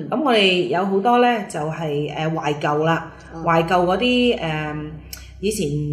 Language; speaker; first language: Cantonese; native; Cantonese